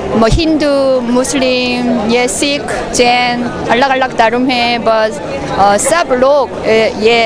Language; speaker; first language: Hindi; non-native, learner; Korean